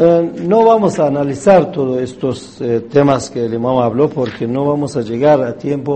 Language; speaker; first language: Spanish; non-native, fluent; Persian